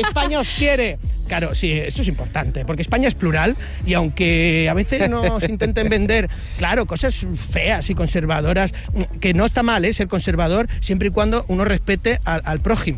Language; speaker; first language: Spanish; native; Spanish